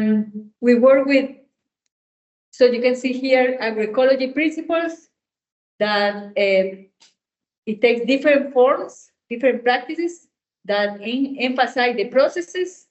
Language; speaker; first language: English; non-native, learner; Italian